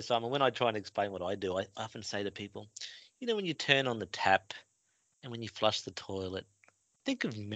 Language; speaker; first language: English; native; English